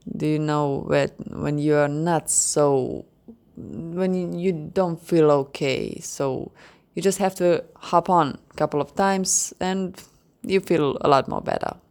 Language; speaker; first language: English; non-native, fluent; Croatian